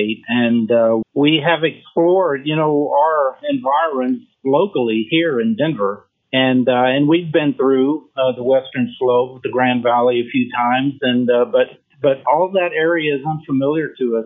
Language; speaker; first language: English; early bilingual, other home language; French